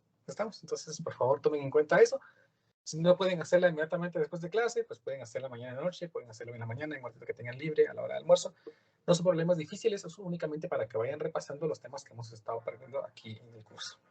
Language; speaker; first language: Spanish; native; Spanish